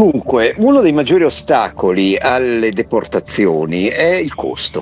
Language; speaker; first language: Italian; native; Italian